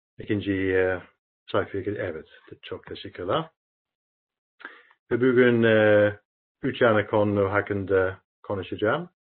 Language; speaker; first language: Turkish; non-native, learner; English